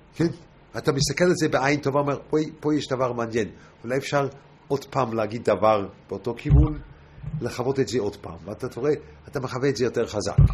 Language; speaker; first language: Hebrew; non-native, fluent; English